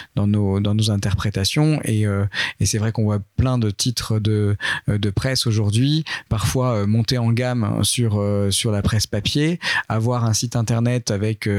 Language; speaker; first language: French; native; French